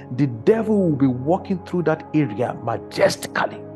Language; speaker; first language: English; non-native, local second language; Yoruba